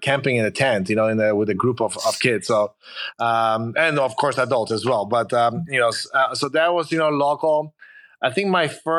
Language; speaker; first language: English; non-native, fluent; Polish